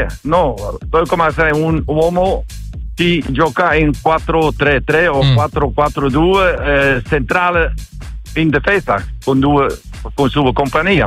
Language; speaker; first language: Italian; non-native, learner; Dutch